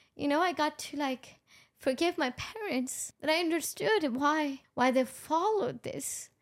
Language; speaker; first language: English; non-native, local second language; Urdu